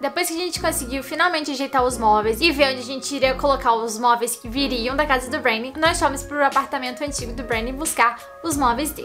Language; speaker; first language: Portuguese; native; Portuguese